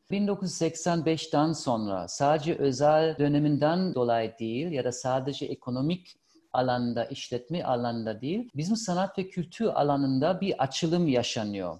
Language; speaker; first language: Turkish; non-native, fluent; German